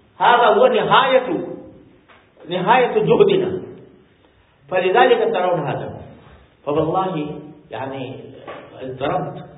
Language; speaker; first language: Arabic; non-native, fluent; Urdu